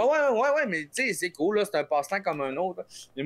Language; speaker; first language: French; native; French